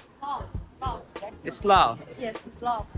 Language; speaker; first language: English; non-native, learner; Chinese